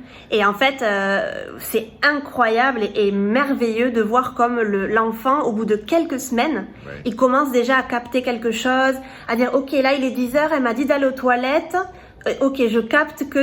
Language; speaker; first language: French; native; French